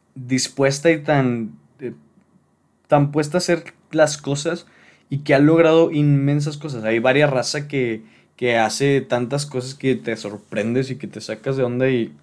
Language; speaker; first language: Spanish; native; Spanish